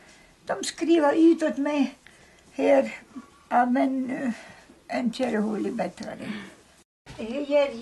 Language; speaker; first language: Swedish; early bilingual, heritage; Swedish